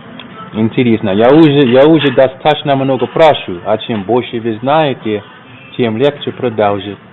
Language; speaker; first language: Russian; non-native, learner; English